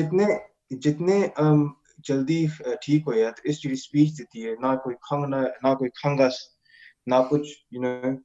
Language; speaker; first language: Punjabi; early bilingual, heritage; Punjabi